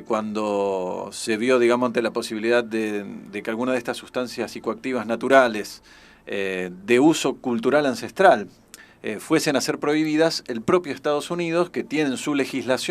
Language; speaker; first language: Spanish; native; Spanish